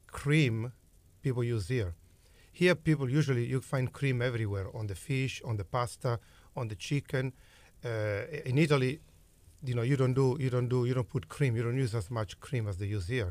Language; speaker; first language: English; non-native, fluent; Italian